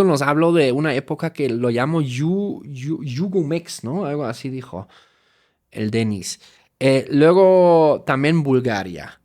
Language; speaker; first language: Spanish; non-native, fluent; German